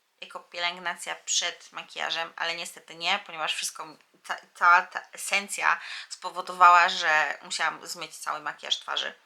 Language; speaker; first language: Polish; native; Polish